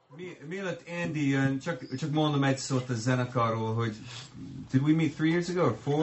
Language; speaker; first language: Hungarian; non-native, fluent; English